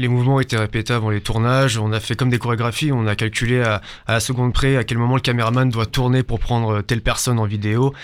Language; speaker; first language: French; native; French